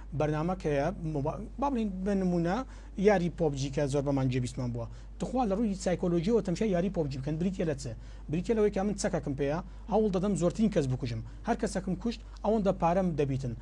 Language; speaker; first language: Central Kurdish; native; Central Kurdish